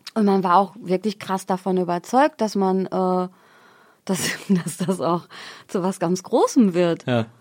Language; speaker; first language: German; native; German